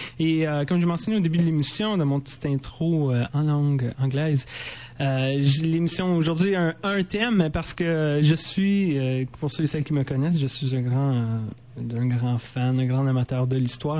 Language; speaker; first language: French; native; French